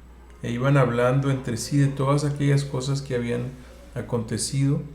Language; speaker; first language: Spanish; native; Spanish